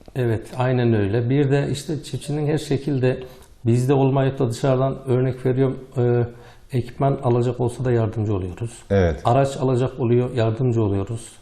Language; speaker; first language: Turkish; native; Turkish